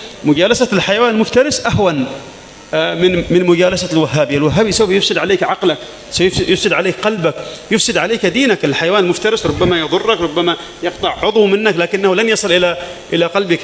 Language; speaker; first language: Arabic; native; Arabic